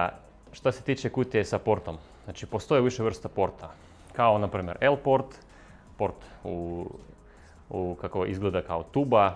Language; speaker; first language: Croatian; non-native, fluent; Russian